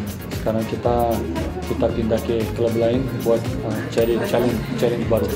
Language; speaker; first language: Indonesian; non-native, fluent; Portuguese